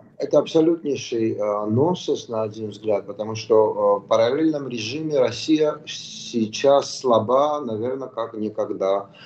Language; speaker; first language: Russian; non-native, local second language; Georgian